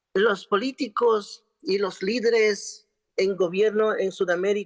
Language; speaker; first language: Spanish; non-native, local second language; Quechua